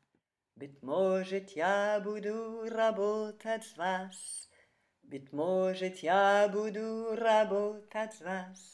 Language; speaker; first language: Russian; non-native, learner; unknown